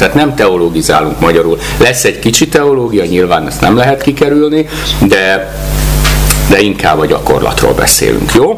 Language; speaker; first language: Hungarian; native; Hungarian